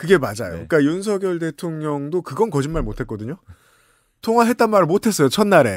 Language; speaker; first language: Korean; native; Korean